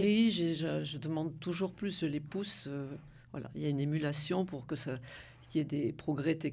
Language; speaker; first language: French; native; French